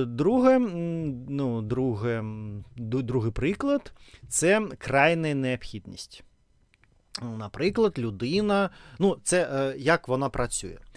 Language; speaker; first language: Ukrainian; non-native, local second language; Russian